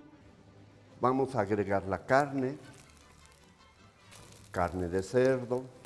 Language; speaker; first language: Spanish; native; Spanish